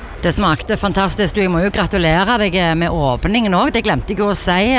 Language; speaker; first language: Norwegian; native; Norwegian